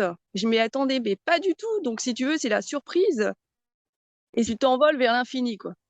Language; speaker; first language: French; native; French